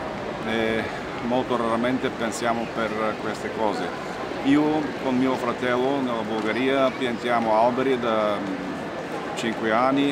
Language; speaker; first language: Italian; non-native, learner; Bulgarian